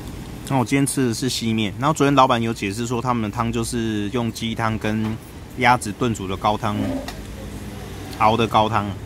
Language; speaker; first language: Chinese; native; Chinese